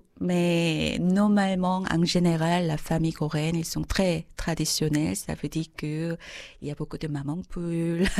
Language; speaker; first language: French; non-native, fluent; Korean